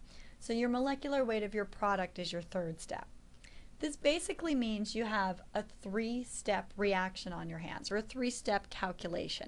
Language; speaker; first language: English; native; English